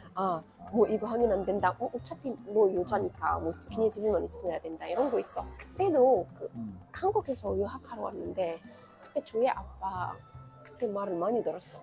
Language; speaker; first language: Korean; non-native, fluent; Arabic